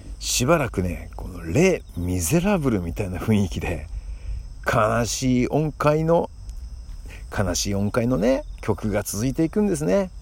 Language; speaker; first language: Japanese; native; Japanese